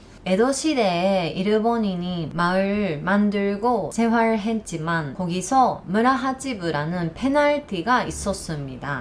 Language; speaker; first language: Korean; non-native, learner; Japanese